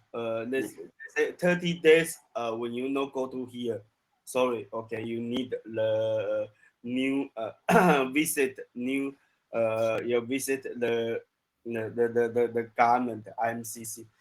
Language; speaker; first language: English; non-native, learner; Chinese